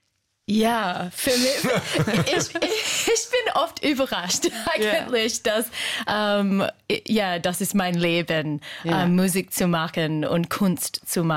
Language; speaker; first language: German; non-native, fluent; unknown